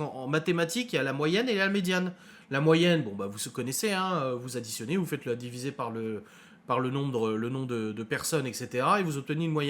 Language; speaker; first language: French; native; French